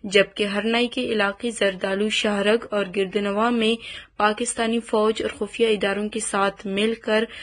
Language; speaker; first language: Urdu; non-native, local second language; Baluchi